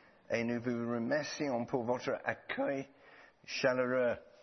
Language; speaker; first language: French; non-native, learner; English